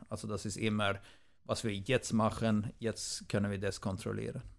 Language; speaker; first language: German; non-native, fluent; Swedish